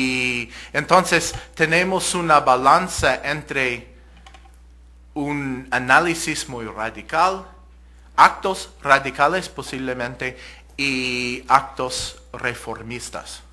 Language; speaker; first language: Spanish; non-native, fluent; English